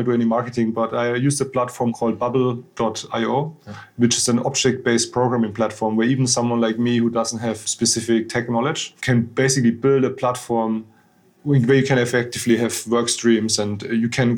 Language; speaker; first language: English; non-native, fluent; German